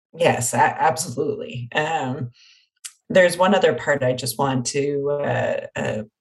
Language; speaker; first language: English; native; English